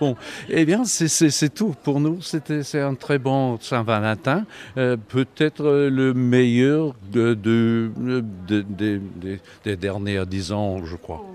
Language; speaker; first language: French; non-native, learner; English